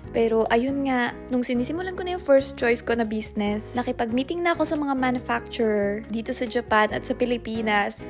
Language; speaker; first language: Filipino; native; Filipino